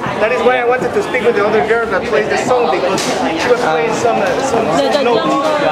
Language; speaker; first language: English; non-native, fluent; Spanish